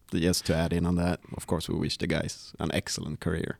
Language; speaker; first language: English; non-native, fluent; Swedish